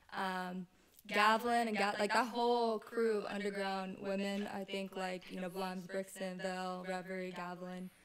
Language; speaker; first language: English; native; English